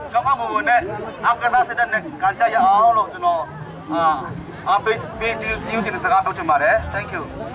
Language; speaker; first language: Burmese; non-native, local second language; Tedim Chin